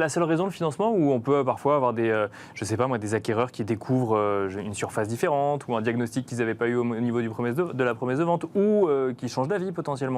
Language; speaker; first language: French; native; French